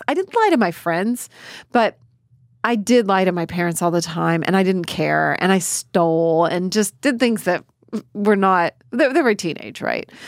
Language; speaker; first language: English; native; English